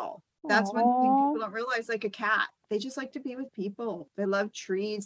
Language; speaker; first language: English; native; English